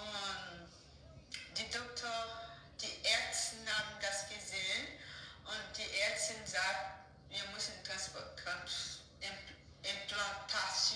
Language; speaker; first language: German; non-native, learner; Haitian Creole